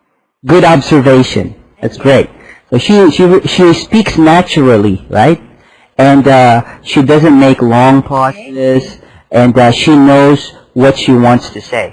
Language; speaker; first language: English; non-native, fluent; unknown